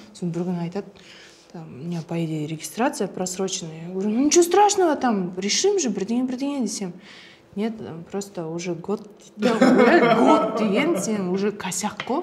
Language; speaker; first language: Russian; non-native, local second language; Kazakh